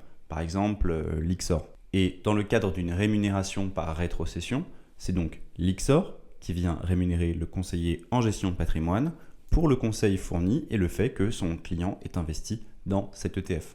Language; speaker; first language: French; native; French